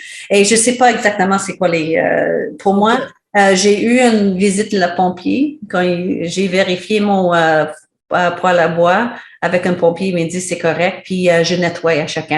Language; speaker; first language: French; non-native, learner; English